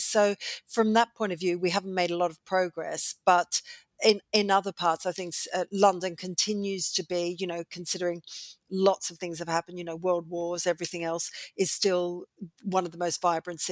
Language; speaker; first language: English; native; English